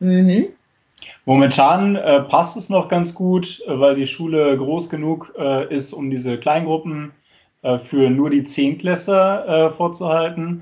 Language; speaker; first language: German; native; German